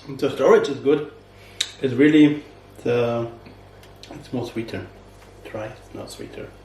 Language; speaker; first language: English; non-native, learner; German